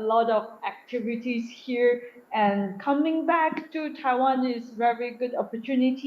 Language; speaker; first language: English; non-native, learner; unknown